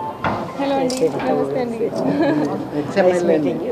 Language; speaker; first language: Telugu; non-native, local second language; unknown